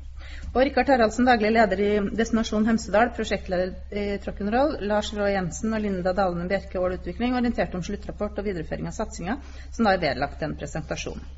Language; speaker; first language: Norwegian; native; Norwegian